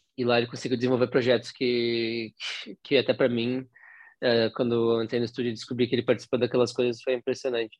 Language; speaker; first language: Portuguese; native; Portuguese